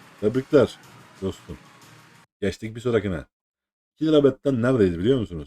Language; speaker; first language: Turkish; native; Turkish